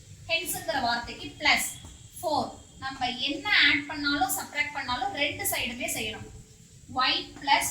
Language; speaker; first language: Tamil; native; Tamil